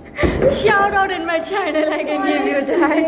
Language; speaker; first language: English; non-native, local second language; Hindi